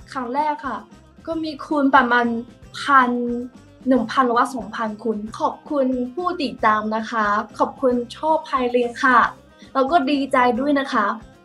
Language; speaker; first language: Thai; non-native, fluent; Chinese